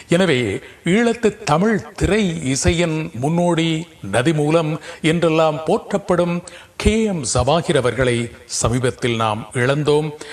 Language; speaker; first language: Tamil; native; Tamil